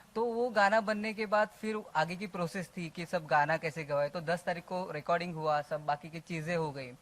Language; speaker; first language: Hindi; non-native, local second language; Marathi